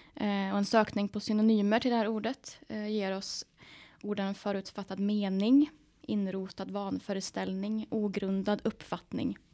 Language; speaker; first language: Swedish; native; Swedish